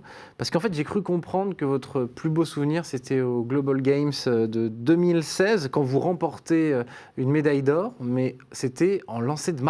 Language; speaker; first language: French; native; French